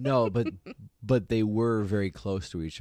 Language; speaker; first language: English; native; English